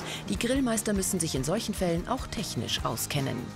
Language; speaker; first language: German; native; German